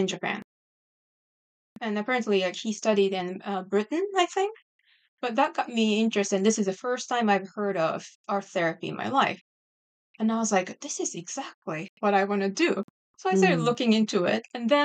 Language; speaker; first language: English; non-native, fluent; Japanese